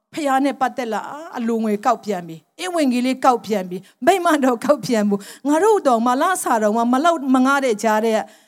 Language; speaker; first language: Burmese; non-native, local second language; Tedim Chin